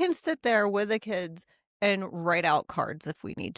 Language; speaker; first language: English; native; English